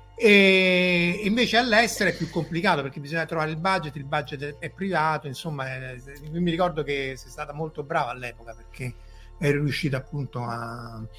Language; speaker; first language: Italian; native; Italian